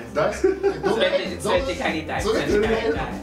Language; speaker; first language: Japanese; non-native, fluent; English